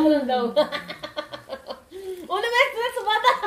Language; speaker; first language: Korean; non-native, fluent; Filipino